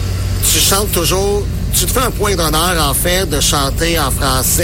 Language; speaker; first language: French; native; French